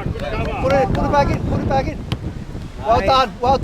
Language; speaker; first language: English; native; English